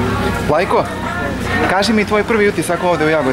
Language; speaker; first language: Bosnian; native; Bosnian